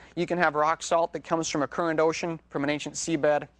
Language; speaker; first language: English; native; English